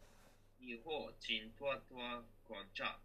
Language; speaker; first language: Chinese; non-native, learner; Japanese